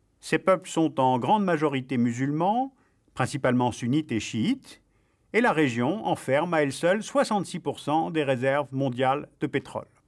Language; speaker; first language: French; native; French